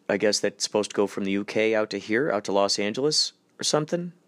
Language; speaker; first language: English; native; English